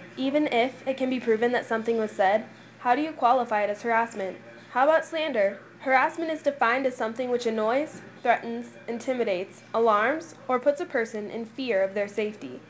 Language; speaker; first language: English; native; English